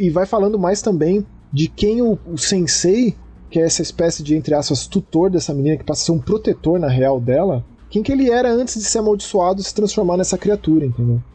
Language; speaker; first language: Portuguese; native; Portuguese